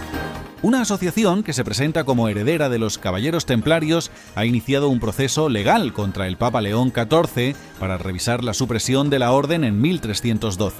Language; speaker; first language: Spanish; native; Spanish